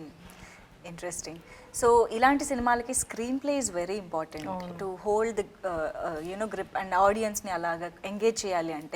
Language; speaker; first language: Telugu; native; Telugu